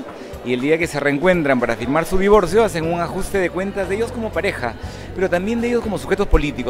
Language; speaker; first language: Spanish; native; Spanish